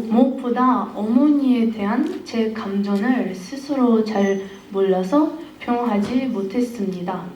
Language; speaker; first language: Korean; non-native, fluent; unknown